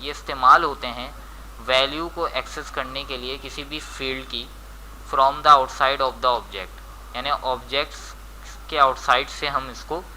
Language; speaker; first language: Hindi; native; Hindi